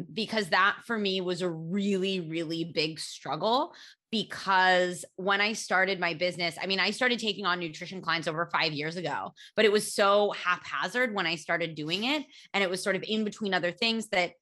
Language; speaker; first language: English; native; English